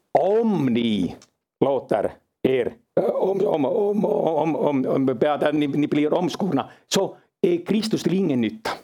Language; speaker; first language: Swedish; non-native, local second language; Finnish